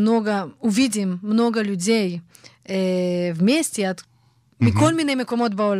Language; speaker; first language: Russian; early bilingual, heritage; Russian